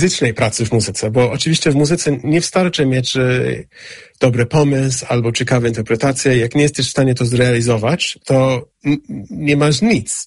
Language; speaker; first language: Polish; non-native, fluent; English